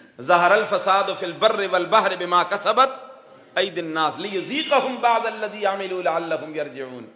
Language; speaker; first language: Urdu; non-native, local second language; Pashto